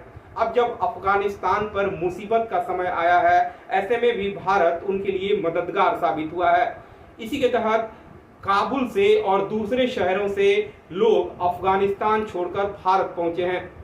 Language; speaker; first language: Hindi; native; Hindi